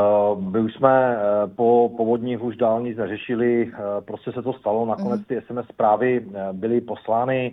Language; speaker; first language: Czech; native; Czech